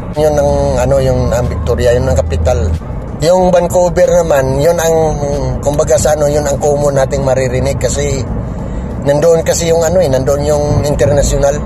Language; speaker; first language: Filipino; non-native, local second language; Cebuano